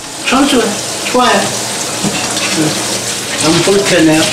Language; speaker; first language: Korean; non-native, learner; Spanish